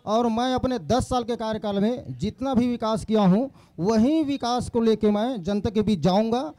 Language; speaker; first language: Hindi; native; Hindi